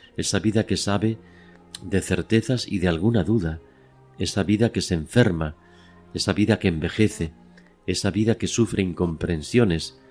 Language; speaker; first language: Spanish; native; Spanish